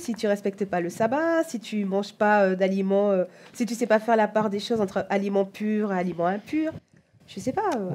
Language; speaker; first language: French; native; French